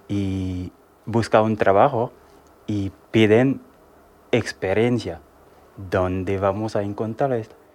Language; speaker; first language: Spanish; non-native, learner; Haitian Creole